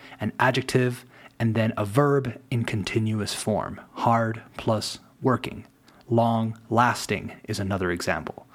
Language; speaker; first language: English; native; English